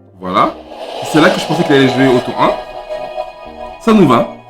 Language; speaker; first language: French; native; French